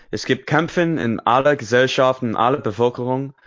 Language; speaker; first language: German; non-native, learner; English